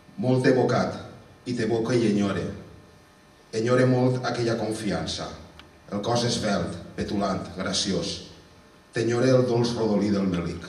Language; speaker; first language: Catalan; native; Catalan